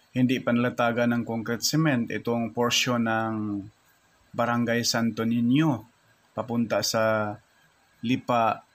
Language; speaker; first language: Filipino; native; Filipino